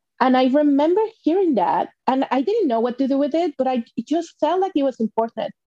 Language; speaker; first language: English; non-native, fluent; Spanish